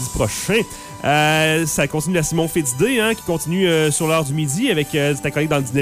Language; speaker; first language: French; native; French